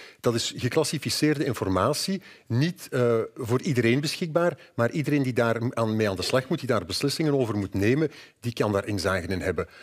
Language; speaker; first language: Dutch; native; Dutch